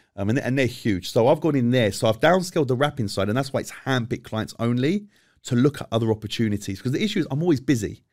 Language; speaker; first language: English; native; English